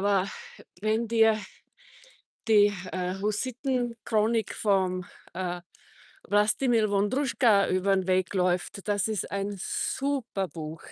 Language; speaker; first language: German; non-native, fluent; Czech